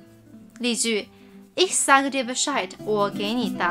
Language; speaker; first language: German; non-native, fluent; Chinese